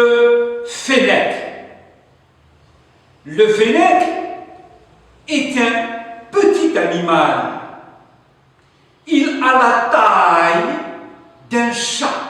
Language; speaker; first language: French; non-native, local second language; Arabic